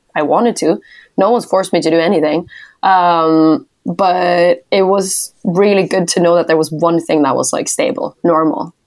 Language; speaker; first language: English; non-native, fluent; Norwegian